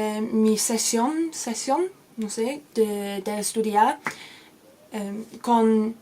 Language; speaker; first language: Spanish; non-native, learner; English